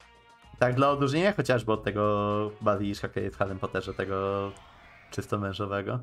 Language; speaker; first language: Polish; native; Polish